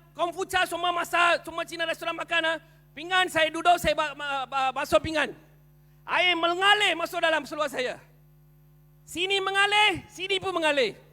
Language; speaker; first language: Malay; non-native, local second language; Tamil